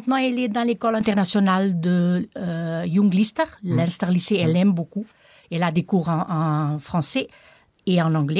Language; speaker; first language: French; non-native, learner; Portuguese